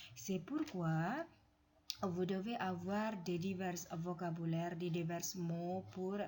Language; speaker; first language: French; non-native, fluent; Indonesian